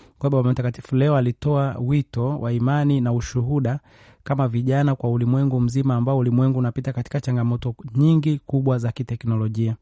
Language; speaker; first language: Swahili; native; Swahili